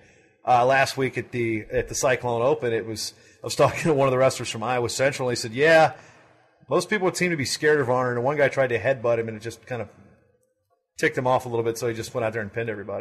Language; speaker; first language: English; native; English